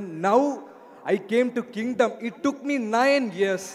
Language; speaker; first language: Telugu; non-native, learner; Malayalam